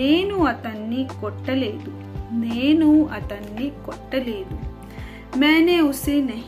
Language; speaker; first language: Telugu; non-native, fluent; Hindi